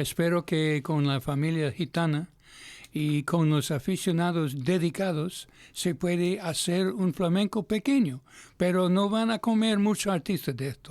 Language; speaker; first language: Spanish; non-native, fluent; English